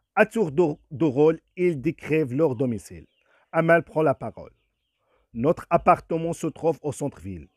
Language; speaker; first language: French; non-native, local second language; Arabic